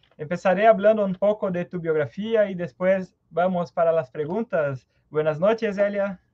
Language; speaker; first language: Spanish; non-native, learner; Portuguese